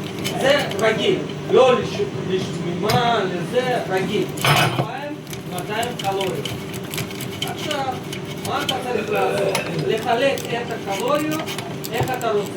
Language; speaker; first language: Hebrew; non-native, learner; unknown